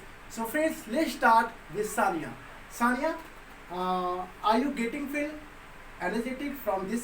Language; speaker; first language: English; non-native, local second language; Hindi